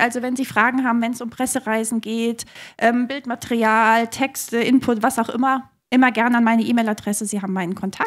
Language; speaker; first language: German; native; German